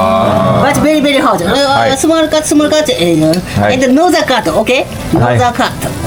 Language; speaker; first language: English; non-native, learner; Japanese